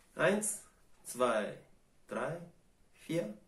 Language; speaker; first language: German; non-native, fluent; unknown